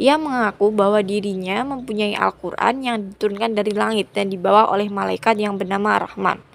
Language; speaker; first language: Indonesian; native; Indonesian